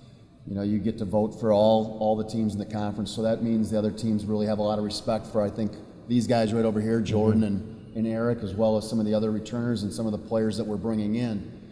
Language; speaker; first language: English; native; English